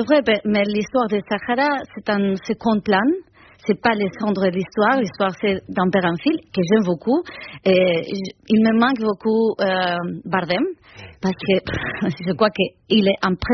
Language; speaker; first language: French; non-native, fluent; Spanish